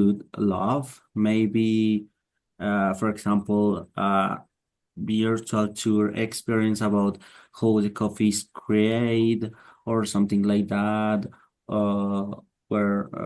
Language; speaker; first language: English; non-native, learner; Spanish